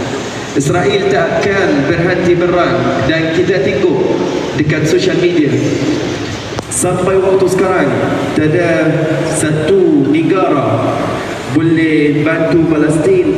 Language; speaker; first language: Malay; non-native, fluent; Arabic